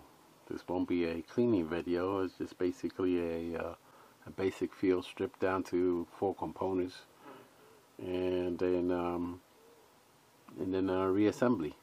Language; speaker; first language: English; native; English